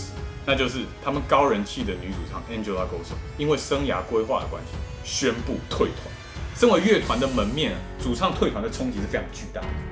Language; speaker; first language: Chinese; native; Chinese